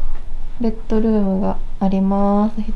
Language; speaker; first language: Japanese; native; Japanese